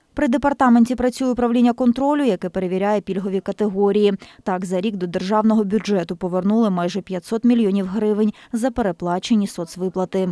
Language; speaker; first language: Ukrainian; native; Ukrainian